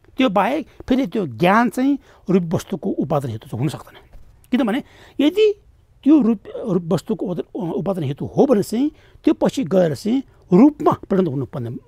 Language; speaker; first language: Nepali; non-native, local second language; Tibetan